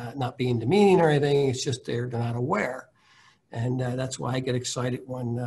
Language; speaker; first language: English; native; English